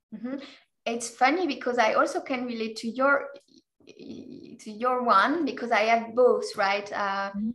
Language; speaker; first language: English; non-native, fluent; French